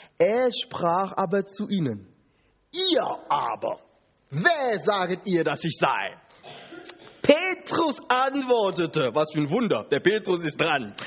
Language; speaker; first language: German; non-native, fluent; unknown